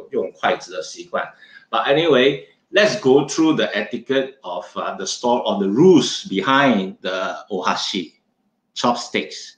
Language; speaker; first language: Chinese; native; Chinese